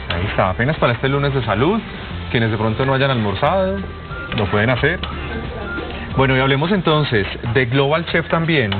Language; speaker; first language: Spanish; native; Spanish